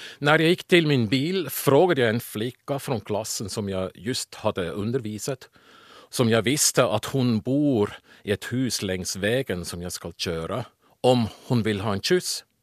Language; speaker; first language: Swedish; non-native, fluent; German